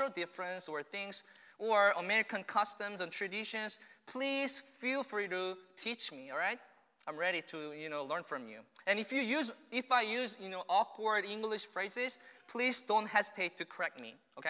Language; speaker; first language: English; non-native, fluent; Korean